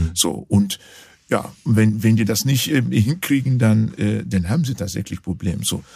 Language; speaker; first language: German; non-native, fluent; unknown